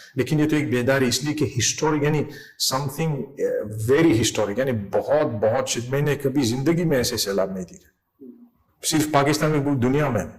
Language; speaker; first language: Urdu; non-native, fluent; English